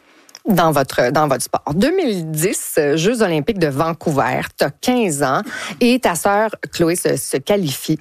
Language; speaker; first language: French; native; French